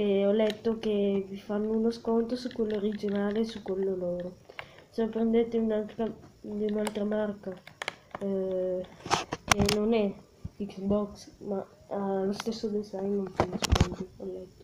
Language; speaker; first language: Italian; native; Italian